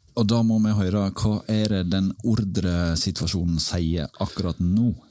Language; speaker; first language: Norwegian; native; Norwegian